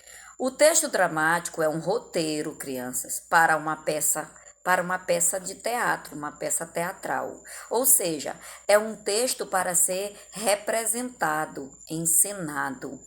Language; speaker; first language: Portuguese; native; Portuguese